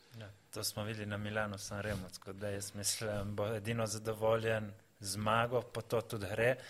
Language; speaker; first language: Slovenian; native; Slovenian